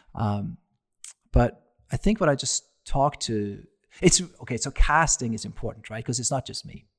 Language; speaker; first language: English; non-native, fluent; Norwegian